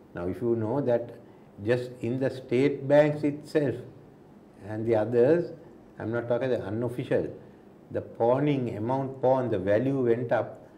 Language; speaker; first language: English; non-native, local second language; Sinhala